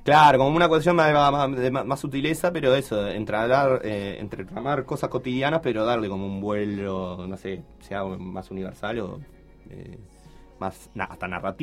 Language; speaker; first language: Spanish; native; Spanish